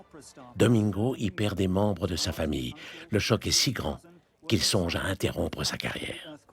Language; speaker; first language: French; native; French